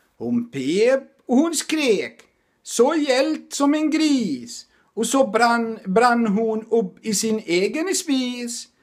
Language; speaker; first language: Swedish; non-native, fluent; Arabic